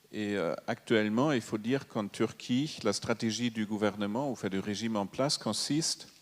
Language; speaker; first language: French; non-native, fluent; German